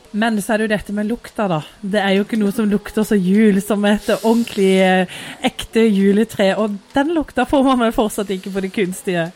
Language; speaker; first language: Norwegian; native; Norwegian